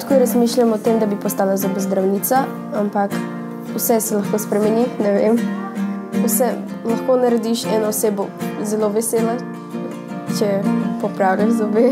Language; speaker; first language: Slovenian; early bilingual, other home language; Portuguese